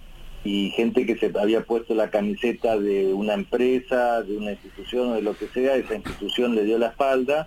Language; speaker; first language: Spanish; native; Spanish